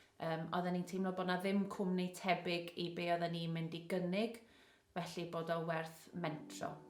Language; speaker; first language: Welsh; native; Welsh